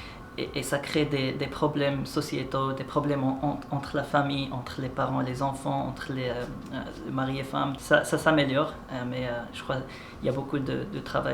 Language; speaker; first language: French; non-native, local second language; Arabic